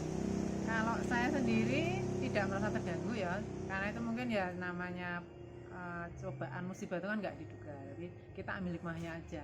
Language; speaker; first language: Indonesian; native; Indonesian